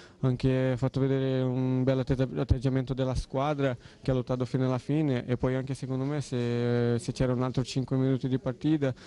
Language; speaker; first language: Italian; non-native, fluent; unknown